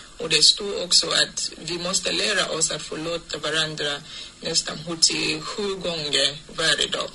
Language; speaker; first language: Swedish; non-native, fluent; English